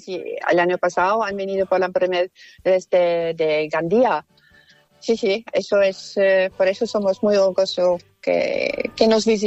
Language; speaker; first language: Spanish; non-native, fluent; German